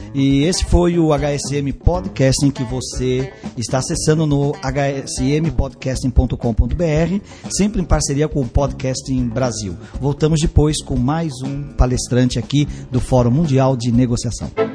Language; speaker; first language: Portuguese; native; Portuguese